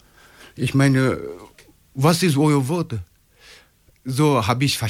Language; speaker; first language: German; non-native, learner; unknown